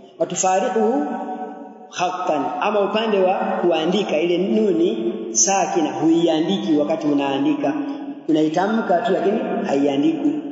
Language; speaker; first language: Swahili; native; Swahili